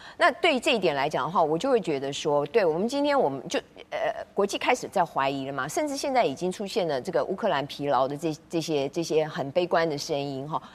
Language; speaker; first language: Chinese; native; Chinese